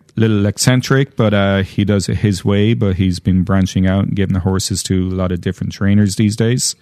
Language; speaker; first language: English; native; English